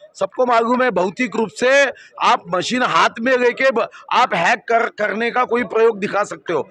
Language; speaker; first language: Hindi; non-native, local second language; Marathi